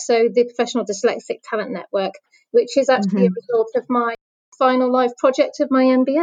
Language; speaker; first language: English; native; English